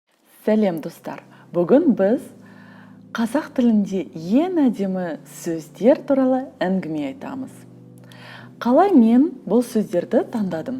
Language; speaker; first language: Kazakh; non-native, learner; Russian